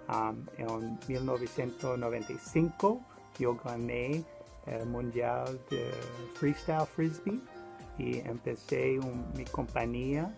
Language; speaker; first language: Spanish; non-native, learner; English